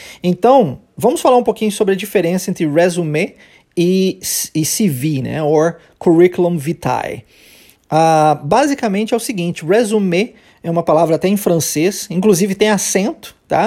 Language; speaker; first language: Portuguese; native; Portuguese